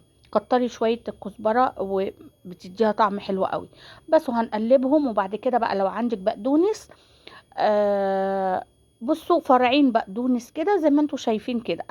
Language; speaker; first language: Arabic; native; Arabic